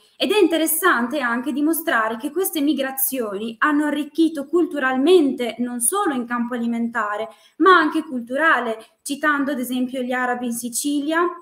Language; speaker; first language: Italian; native; Italian